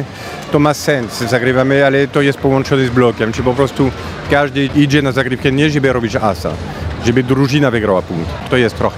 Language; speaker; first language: Polish; non-native, fluent; French